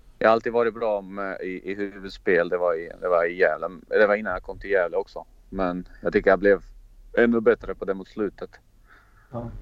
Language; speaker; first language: Swedish; non-native, fluent; Croatian